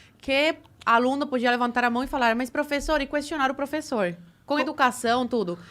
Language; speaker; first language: Portuguese; early bilingual, other home language; Spanish